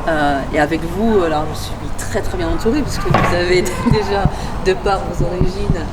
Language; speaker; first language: French; native; French